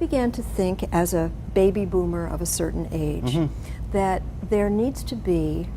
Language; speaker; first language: English; native; English